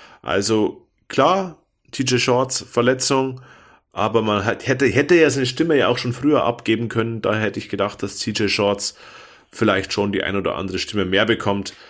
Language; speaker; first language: German; native; German